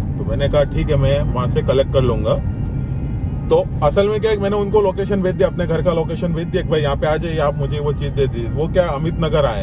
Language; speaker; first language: Hindi; non-native, local second language; Rajasthani